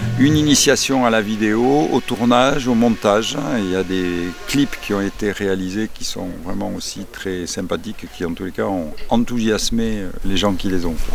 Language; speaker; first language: French; native; French